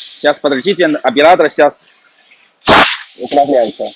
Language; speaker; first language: Russian; non-native, learner; Chinese